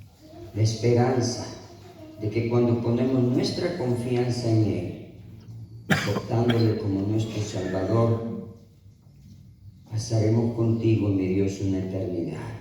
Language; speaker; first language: Spanish; native; Spanish